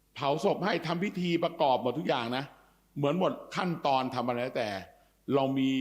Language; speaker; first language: Thai; native; Thai